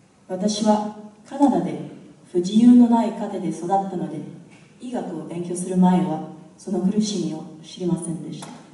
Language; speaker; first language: Japanese; non-native, fluent; English